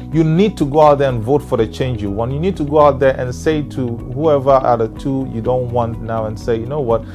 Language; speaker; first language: English; non-native, local second language; Ewe